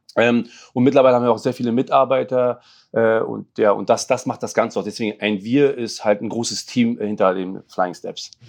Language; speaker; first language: German; early bilingual, other home language; Arabic